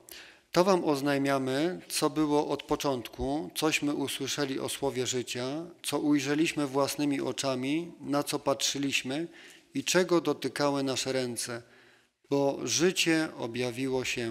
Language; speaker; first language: Polish; native; Polish